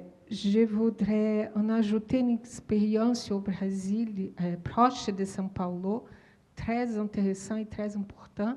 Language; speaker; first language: French; non-native, learner; Portuguese